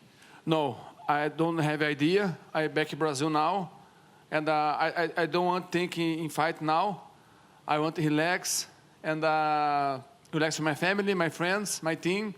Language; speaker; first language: English; non-native, learner; Portuguese